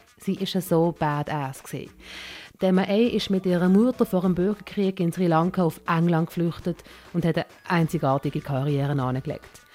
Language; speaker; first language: German; early bilingual, other home language; Malayalam